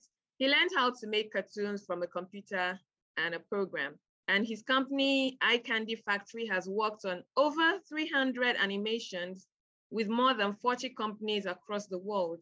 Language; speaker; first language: English; non-native, local second language; Yoruba